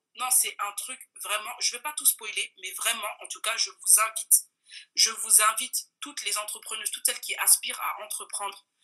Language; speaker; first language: French; non-native, local second language; Bambara